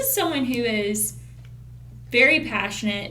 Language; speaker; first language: English; native; English